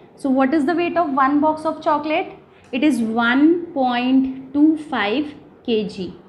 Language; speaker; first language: English; non-native, local second language; Hindi